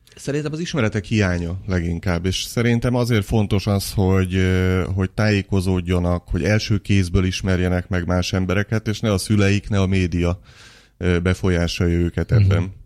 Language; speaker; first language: Hungarian; native; Hungarian